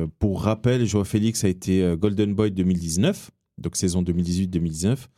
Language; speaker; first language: French; early bilingual, other home language; Portuguese